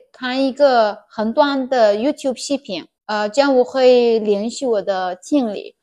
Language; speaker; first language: Chinese; non-native, fluent; Persian